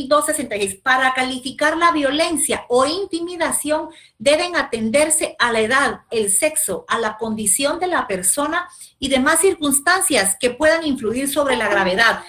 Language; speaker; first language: Spanish; native; Spanish